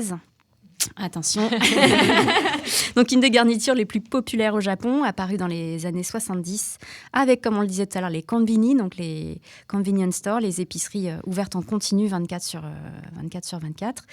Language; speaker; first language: French; native; French